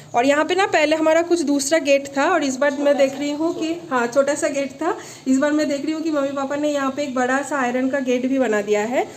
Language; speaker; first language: Hindi; non-native, local second language; Bangla